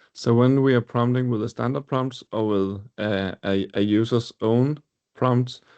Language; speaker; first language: English; non-native, fluent; Danish